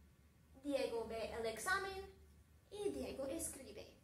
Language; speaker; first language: Spanish; non-native, fluent; English